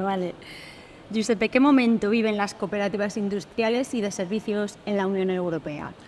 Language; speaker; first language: Spanish; native; Spanish